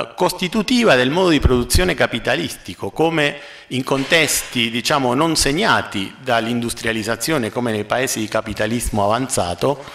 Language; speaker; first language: Italian; non-native, fluent; Spanish